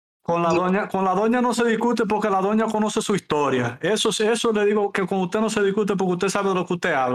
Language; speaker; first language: Spanish; native; Spanish